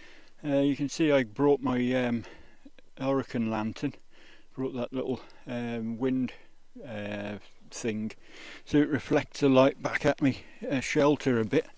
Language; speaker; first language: English; native; English